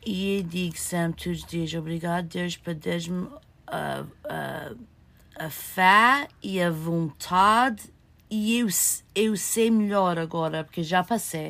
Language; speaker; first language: Portuguese; early bilingual, heritage; Portuguese